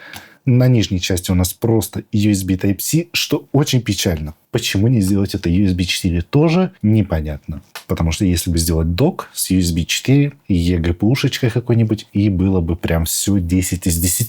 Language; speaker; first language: Russian; native; Russian